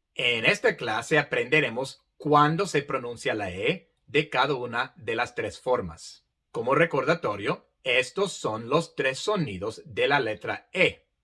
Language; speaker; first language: Spanish; non-native, fluent; English